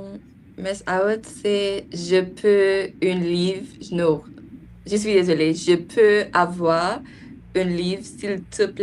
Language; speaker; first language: French; non-native, learner; English